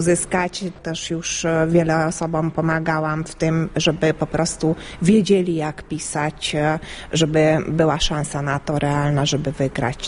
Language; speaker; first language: Polish; early bilingual, heritage; Polish